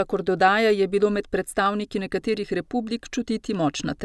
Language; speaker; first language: Slovenian; native; Slovenian